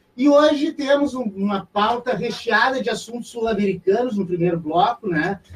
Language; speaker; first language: Portuguese; native; Portuguese